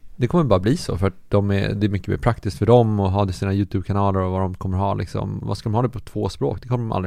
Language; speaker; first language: Swedish; native; Swedish